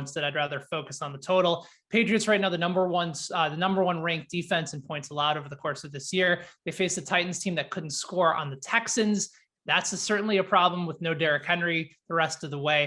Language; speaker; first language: English; native; English